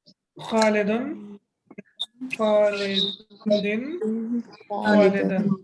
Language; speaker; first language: Arabic; non-native, fluent; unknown